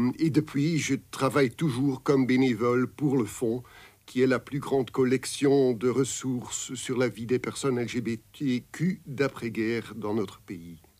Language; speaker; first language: French; non-native, local second language; Dutch